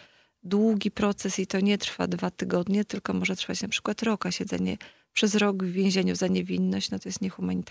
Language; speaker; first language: Polish; native; Polish